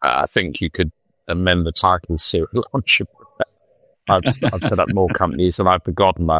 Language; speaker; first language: English; native; English